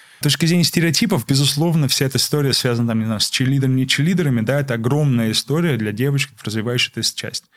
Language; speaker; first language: Russian; early bilingual, heritage; Russian